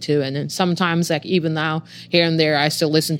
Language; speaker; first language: English; non-native, fluent; Japanese